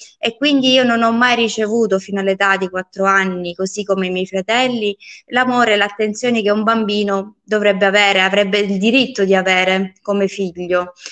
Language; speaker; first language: Italian; early bilingual, other home language; Polish